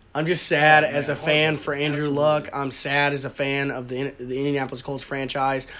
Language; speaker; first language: English; native; English